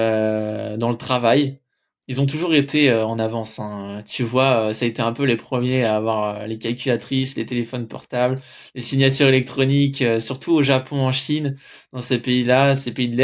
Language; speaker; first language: French; native; French